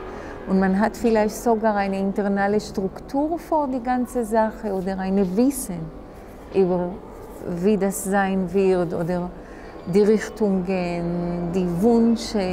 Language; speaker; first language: German; non-native, fluent; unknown